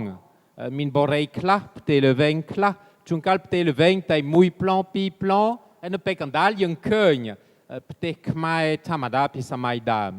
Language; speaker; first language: Khmer; non-native, fluent; French